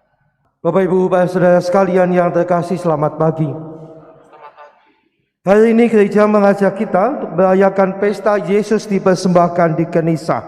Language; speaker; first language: Indonesian; non-native, local second language; Javanese